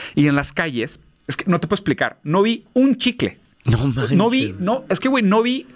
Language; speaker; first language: Spanish; native; Spanish